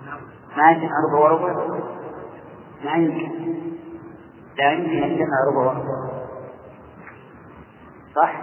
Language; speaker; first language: Arabic; native; Arabic